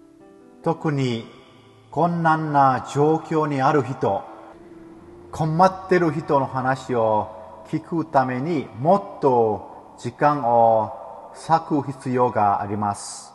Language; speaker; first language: Japanese; non-native, fluent; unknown